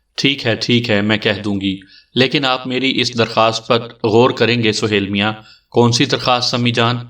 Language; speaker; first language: Urdu; native; Urdu